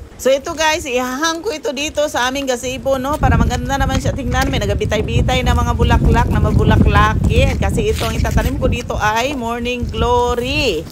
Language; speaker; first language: Filipino; non-native, local second language; Cebuano